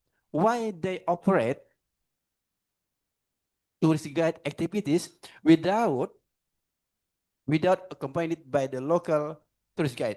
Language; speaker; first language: English; non-native, learner; Indonesian